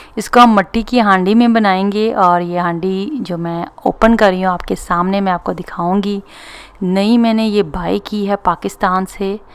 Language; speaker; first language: Urdu; non-native, local second language; Punjabi